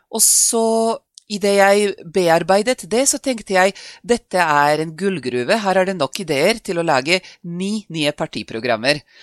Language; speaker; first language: Norwegian; non-native, fluent; Serbian